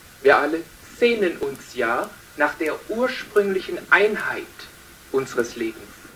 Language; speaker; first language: German; native; German